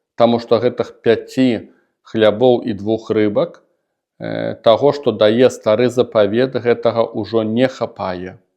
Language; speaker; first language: Belarusian; native; Belarusian